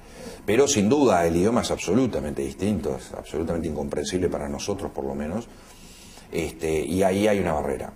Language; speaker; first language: Spanish; native; Spanish